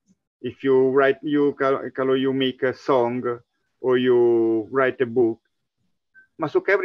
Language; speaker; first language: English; non-native, fluent; Italian